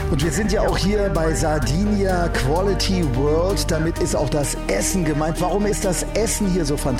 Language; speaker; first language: German; native; German